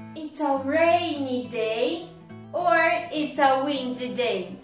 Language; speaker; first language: English; non-native, fluent; Portuguese